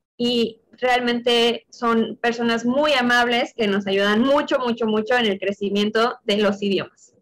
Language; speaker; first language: Spanish; native; Spanish